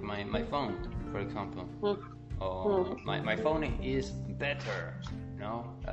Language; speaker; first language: English; non-native, fluent; Spanish